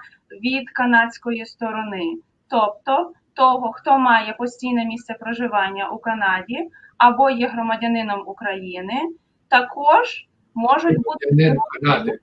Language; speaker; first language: Ukrainian; native; Ukrainian